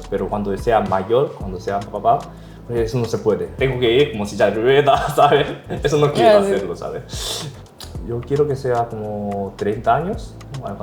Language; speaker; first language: Spanish; non-native, learner; Korean